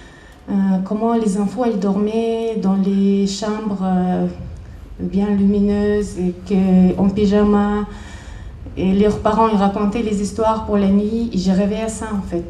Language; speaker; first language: French; non-native, fluent; Chechen